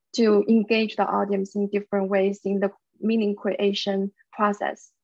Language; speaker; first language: English; non-native, fluent; Chinese